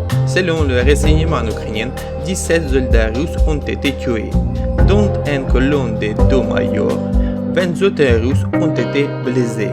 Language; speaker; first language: French; non-native, fluent; Ukrainian